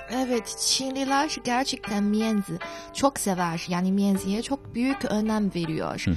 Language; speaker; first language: Turkish; non-native, fluent; Chinese